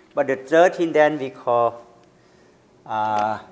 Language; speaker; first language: English; non-native, learner; Thai